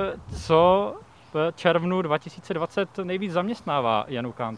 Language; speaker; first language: Czech; native; Czech